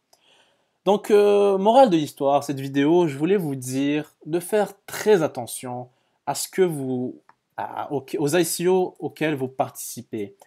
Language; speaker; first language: French; native; French